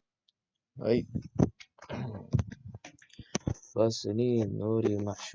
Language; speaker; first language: Japanese; non-native, learner; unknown